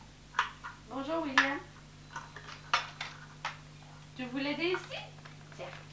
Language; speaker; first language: French; native; French